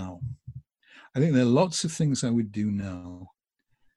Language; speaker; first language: English; native; English